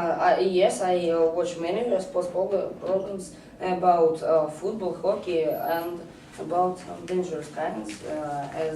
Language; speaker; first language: English; non-native, learner; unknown